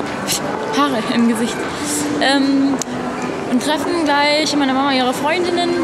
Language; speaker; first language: German; native; German